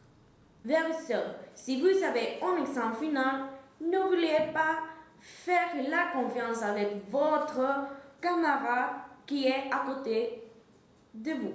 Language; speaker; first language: French; non-native, learner; Spanish